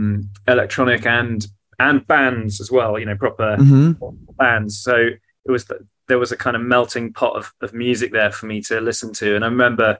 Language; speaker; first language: English; native; English